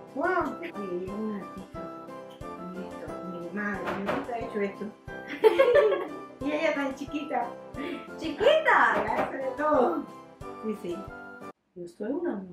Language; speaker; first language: English; native; English